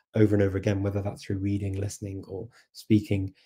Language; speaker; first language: English; native; English